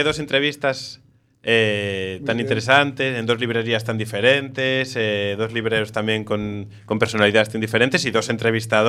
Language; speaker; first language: Spanish; native; Spanish